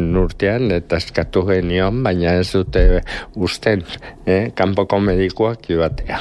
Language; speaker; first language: Basque; native; Basque